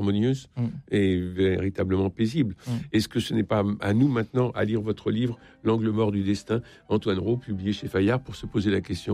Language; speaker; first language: French; native; French